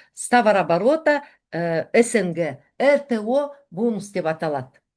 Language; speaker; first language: Russian; non-native, local second language; Kazakh